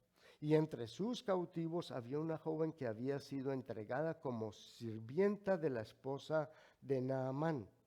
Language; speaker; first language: Spanish; native; Spanish